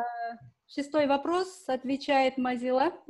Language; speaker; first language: Russian; non-native, local second language; Kyrgyz